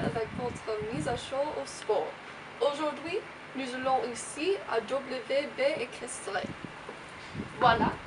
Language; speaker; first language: French; non-native, learner; English